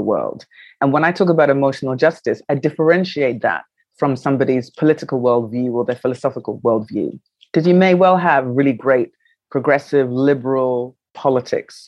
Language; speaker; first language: English; native; English